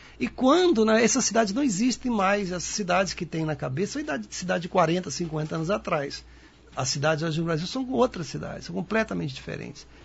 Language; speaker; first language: Portuguese; native; Portuguese